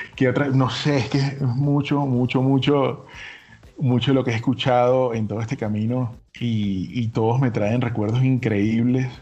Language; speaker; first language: Spanish; native; Spanish